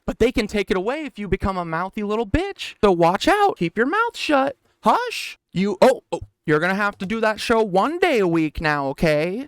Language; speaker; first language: English; native; English